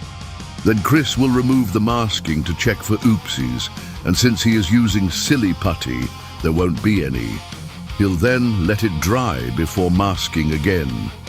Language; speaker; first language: English; native; English